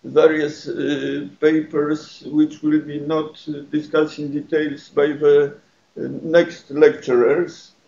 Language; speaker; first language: English; non-native, fluent; Polish